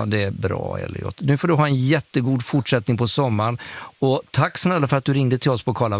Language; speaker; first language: Swedish; native; Swedish